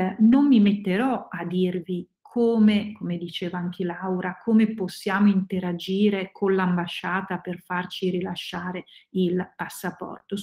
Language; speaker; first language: Italian; native; Italian